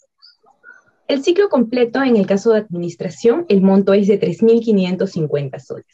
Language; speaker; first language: Spanish; native; Spanish